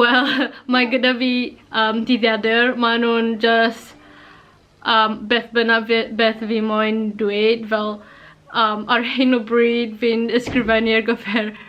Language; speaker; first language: Welsh; non-native, learner; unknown